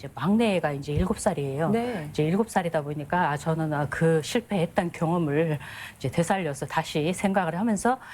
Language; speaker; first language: Korean; non-native, fluent; Kyrgyz